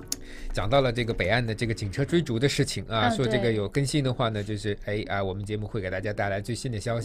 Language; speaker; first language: Chinese; native; Chinese